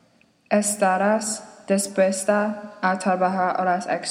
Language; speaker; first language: Spanish; non-native, learner; English